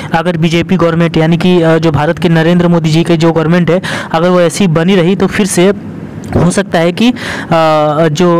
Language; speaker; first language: Hindi; native; Hindi